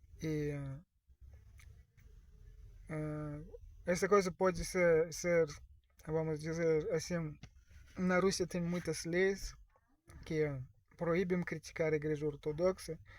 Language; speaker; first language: Portuguese; non-native, learner; Russian